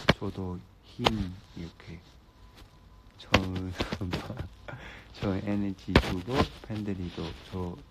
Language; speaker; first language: Korean; non-native, learner; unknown